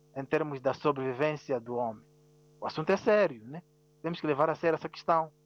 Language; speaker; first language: Portuguese; non-native, local second language; Tsonga